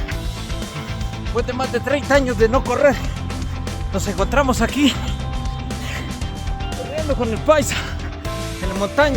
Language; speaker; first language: Spanish; native; Spanish